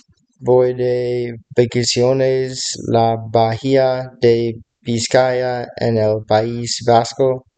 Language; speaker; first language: Spanish; non-native, learner; English